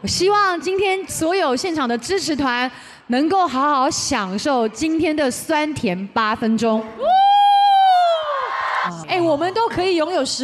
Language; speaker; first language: Chinese; native; Chinese